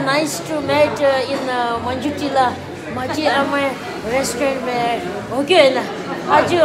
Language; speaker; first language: English; non-native, learner; Nepali